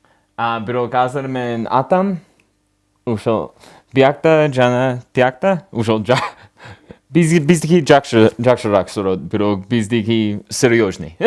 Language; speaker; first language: Kyrgyz; non-native, learner; English